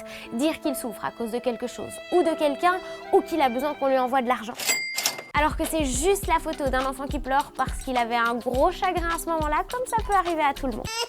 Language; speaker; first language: French; native; French